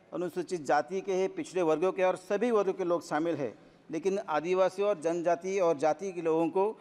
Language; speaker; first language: Hindi; non-native, local second language; Marathi